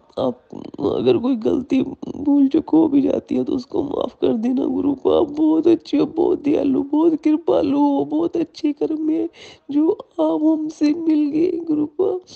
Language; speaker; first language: Hindi; non-native, local second language; Punjabi